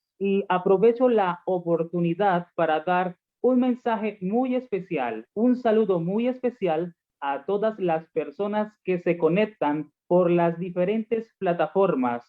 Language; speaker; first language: Spanish; native; Spanish